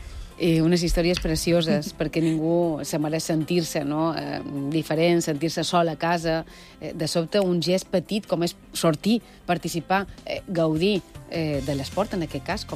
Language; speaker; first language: Catalan; native; Catalan